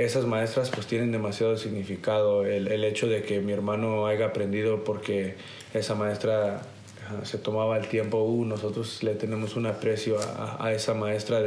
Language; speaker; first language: Spanish; early bilingual, heritage; Spanish